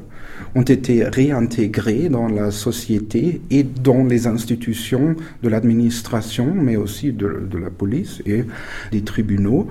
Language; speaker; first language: French; non-native, fluent; German